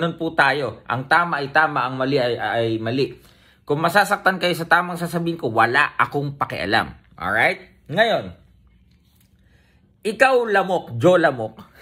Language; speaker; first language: Filipino; native; Filipino